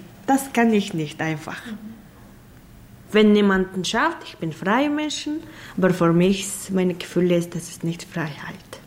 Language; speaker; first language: German; non-native, learner; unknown